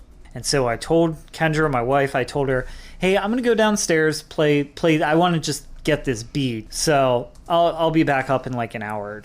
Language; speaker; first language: English; native; English